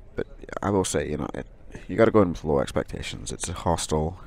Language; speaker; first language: English; native; English